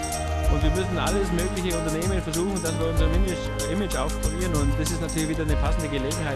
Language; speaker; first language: German; native; German